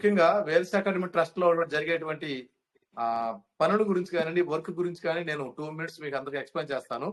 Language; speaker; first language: Telugu; native; Telugu